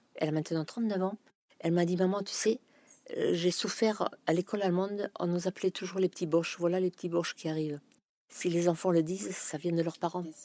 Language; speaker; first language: French; non-native, fluent; German